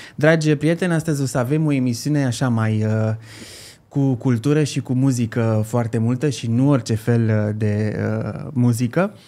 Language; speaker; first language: Romanian; native; Romanian